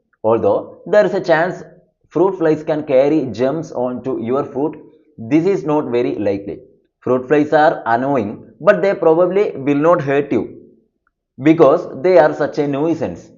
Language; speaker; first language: English; non-native, local second language; Malayalam